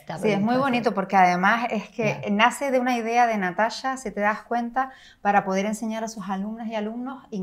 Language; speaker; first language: Spanish; native; Spanish